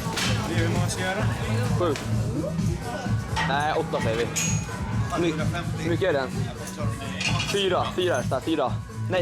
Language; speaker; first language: Swedish; native; Swedish